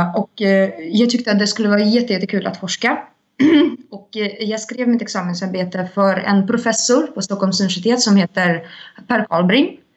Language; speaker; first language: Swedish; non-native, fluent; Russian